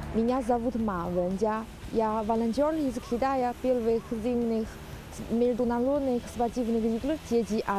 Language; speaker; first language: Russian; non-native, learner; Chinese